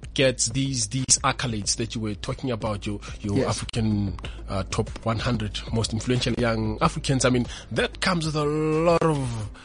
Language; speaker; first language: English; non-native, local second language; Northern Sotho